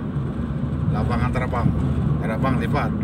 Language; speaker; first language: Indonesian; non-native, learner; Filipino